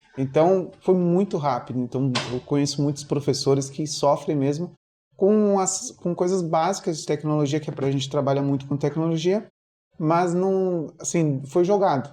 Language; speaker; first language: Portuguese; native; Portuguese